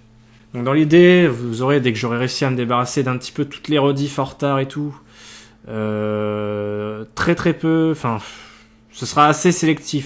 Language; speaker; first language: French; native; French